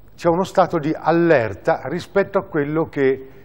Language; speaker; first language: Italian; native; Italian